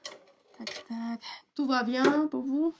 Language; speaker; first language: French; non-native, learner; Spanish